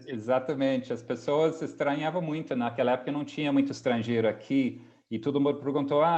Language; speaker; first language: Portuguese; non-native, fluent; English